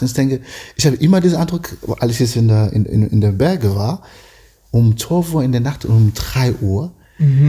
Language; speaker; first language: German; non-native, learner; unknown